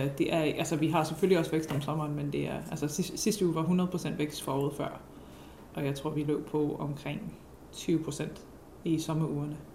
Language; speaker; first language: Danish; non-native, fluent; English